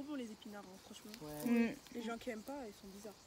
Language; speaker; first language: French; native; French